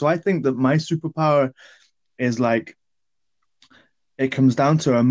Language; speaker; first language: English; native; English